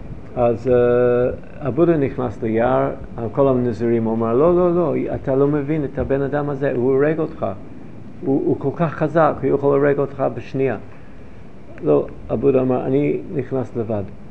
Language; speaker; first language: Hebrew; non-native, fluent; English